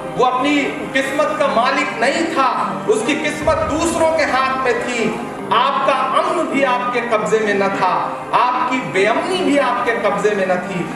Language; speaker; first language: Urdu; native; Urdu